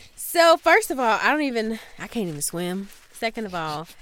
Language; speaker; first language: English; native; English